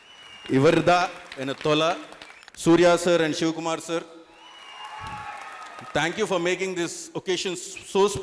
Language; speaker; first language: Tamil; non-native, learner; Telugu